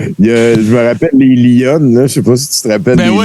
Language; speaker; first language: French; native; French